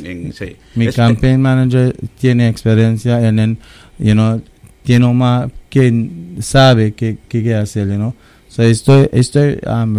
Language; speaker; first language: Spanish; early bilingual, heritage; English